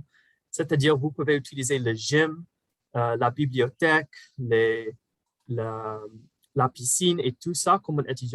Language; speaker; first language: French; non-native, fluent; English